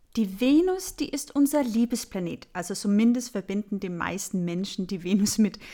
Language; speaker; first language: German; non-native, fluent; Danish